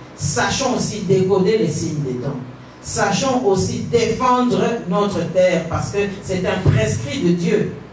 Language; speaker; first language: French; non-native, local second language; Kongo